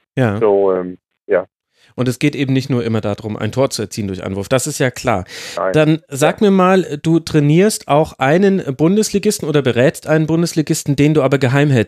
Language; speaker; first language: German; native; German